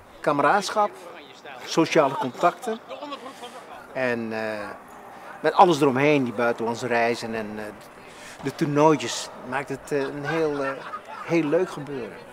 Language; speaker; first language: Dutch; early bilingual, other home language; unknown